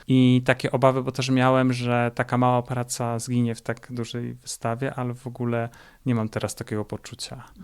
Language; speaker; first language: Polish; native; Polish